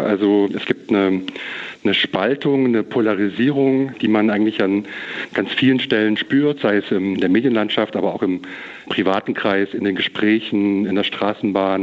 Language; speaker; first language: German; native; German